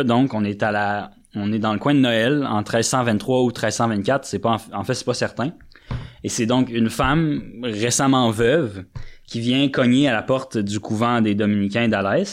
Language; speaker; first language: French; native; French